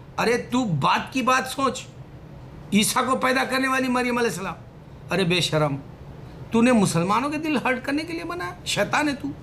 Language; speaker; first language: Urdu; native; Urdu